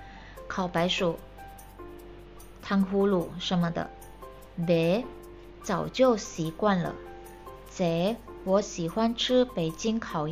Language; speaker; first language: Chinese; non-native, fluent; Indonesian